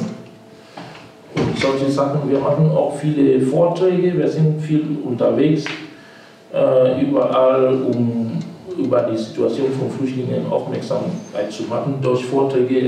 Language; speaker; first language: German; non-native, fluent; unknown